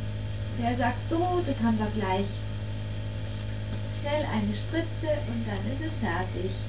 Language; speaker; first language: German; native; German